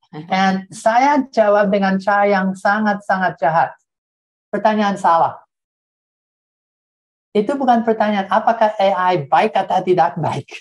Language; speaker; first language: Indonesian; non-native, fluent; English